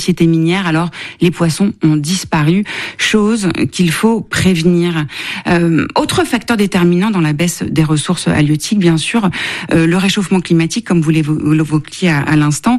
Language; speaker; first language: French; native; French